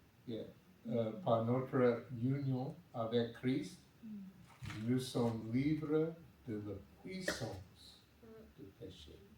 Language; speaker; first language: French; non-native, learner; English